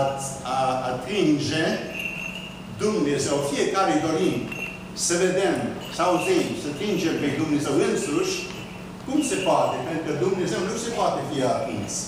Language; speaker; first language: Romanian; early bilingual, heritage; Romanian